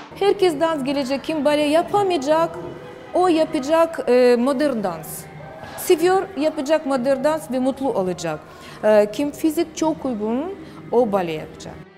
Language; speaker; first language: Turkish; non-native, learner; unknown